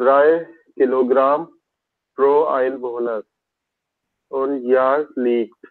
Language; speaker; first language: German; non-native, learner; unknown